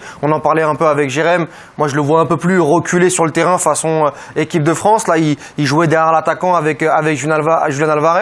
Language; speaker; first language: French; native; French